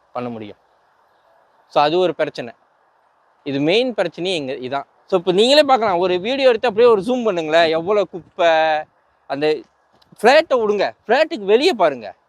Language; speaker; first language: Tamil; early bilingual, heritage; Tamil